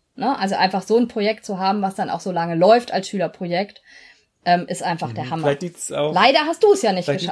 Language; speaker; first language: German; native; German